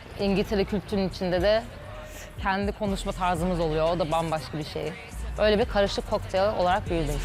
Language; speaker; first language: Turkish; early bilingual, heritage; Turkish